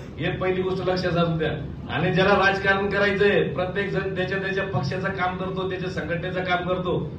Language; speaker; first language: Marathi; non-native, local second language; Lambadi